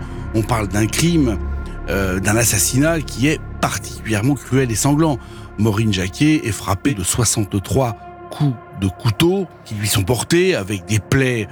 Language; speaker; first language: French; native; French